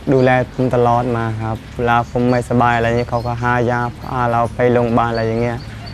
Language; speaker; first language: Thai; non-native, fluent; Khmer